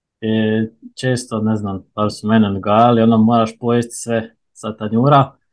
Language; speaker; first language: Croatian; native; Croatian